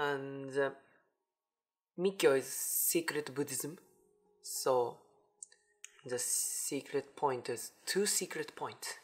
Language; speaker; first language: English; non-native, learner; Japanese